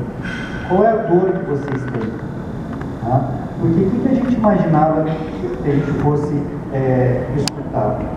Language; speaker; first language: Portuguese; native; Portuguese